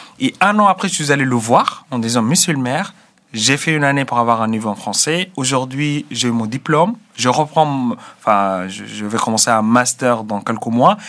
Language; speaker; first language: French; non-native, fluent; Arabic